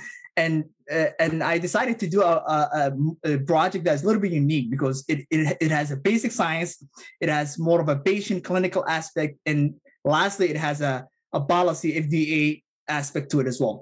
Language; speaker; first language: English; non-native, fluent; Somali